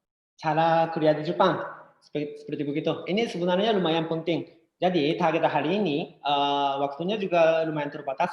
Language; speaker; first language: Indonesian; non-native, fluent; Japanese